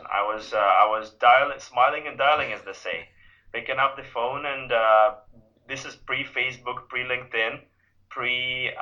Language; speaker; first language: English; non-native, fluent; Ukrainian